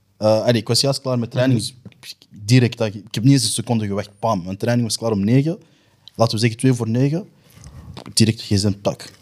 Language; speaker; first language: Dutch; native; Dutch